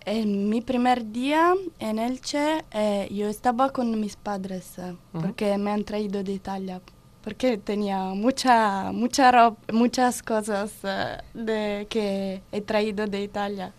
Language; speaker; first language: Spanish; non-native, learner; Italian